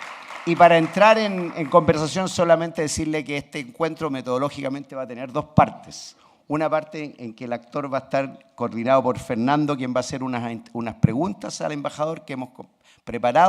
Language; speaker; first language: Spanish; native; Spanish